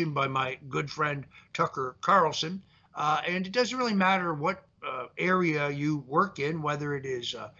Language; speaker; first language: English; early bilingual, other home language; Italian